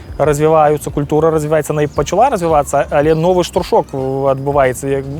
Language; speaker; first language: Belarusian; native; Belarusian